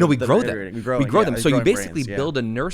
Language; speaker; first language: English; native; English